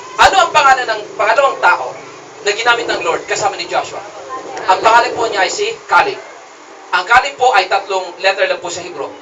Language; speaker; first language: Filipino; non-native, local second language; Cebuano